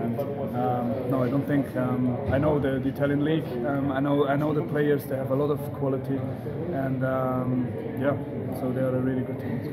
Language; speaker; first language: English; non-native, fluent; German